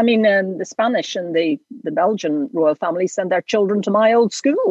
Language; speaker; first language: English; native; English